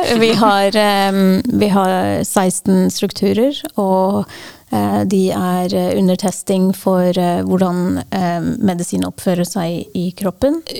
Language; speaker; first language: Norwegian; non-native, fluent; English